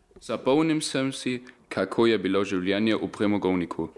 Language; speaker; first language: Slovenian; non-native, learner; German